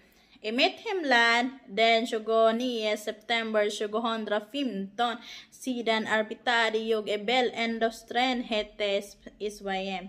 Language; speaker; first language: Swedish; non-native, learner; Filipino